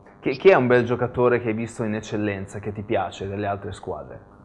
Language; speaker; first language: Italian; native; Italian